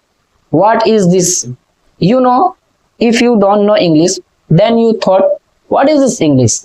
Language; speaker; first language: English; non-native, learner; Hindi